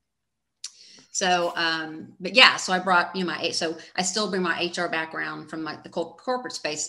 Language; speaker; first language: English; native; English